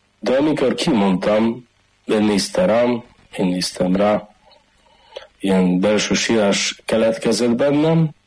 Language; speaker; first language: Hungarian; non-native, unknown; Polish